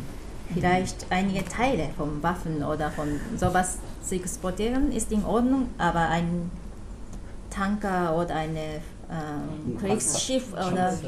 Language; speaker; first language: German; non-native, fluent; Japanese